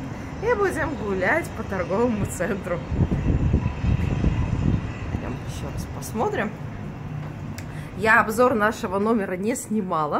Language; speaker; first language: Russian; native; Russian